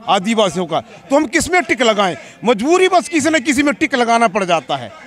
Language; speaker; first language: Hindi; native; Hindi